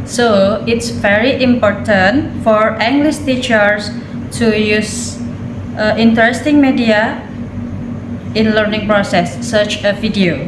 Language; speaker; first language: English; non-native, learner; Indonesian